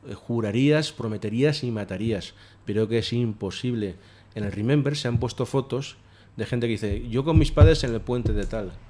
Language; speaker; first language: Spanish; native; Spanish